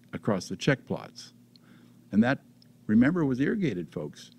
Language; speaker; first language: English; native; English